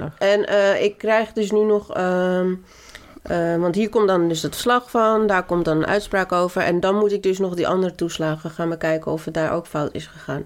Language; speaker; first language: Dutch; early bilingual, other home language; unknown